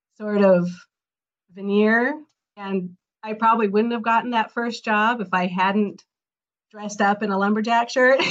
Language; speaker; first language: English; native; English